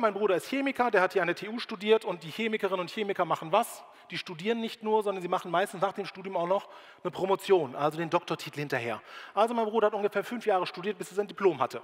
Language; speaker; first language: German; native; German